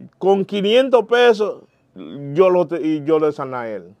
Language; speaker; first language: Spanish; non-native, learner; Haitian Creole